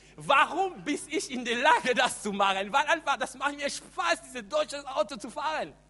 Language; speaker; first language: German; non-native, fluent; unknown